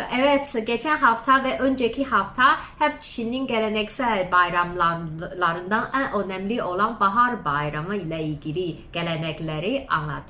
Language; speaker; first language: Turkish; non-native, fluent; Chinese